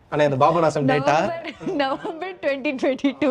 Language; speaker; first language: Tamil; early bilingual, heritage; Tamil